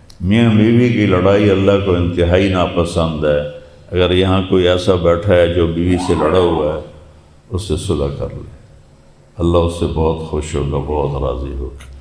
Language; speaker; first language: Urdu; non-native, local second language; Punjabi